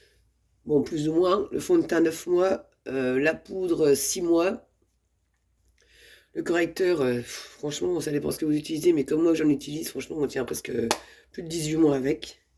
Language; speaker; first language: French; native; French